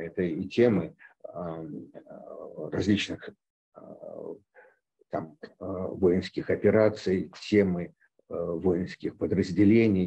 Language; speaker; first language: Russian; native; Russian